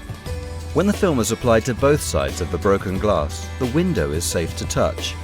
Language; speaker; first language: English; native; English